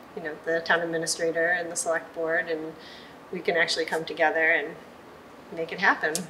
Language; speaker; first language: English; native; English